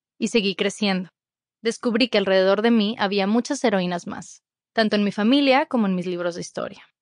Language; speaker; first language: Spanish; native; Spanish